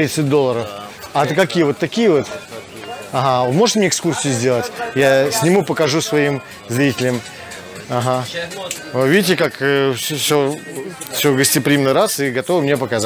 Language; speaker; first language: Russian; native; Russian